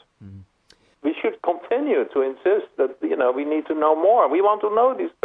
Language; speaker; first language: English; non-native, fluent; Dutch